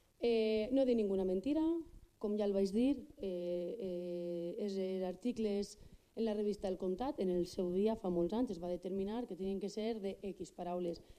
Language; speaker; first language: Catalan; non-native, local second language; Spanish